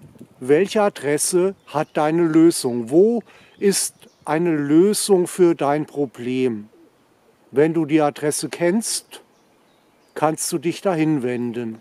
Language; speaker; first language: German; native; German